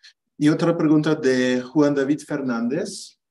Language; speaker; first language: Spanish; non-native, fluent; German